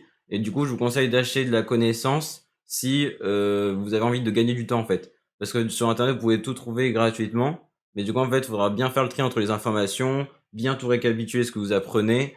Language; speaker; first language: French; native; French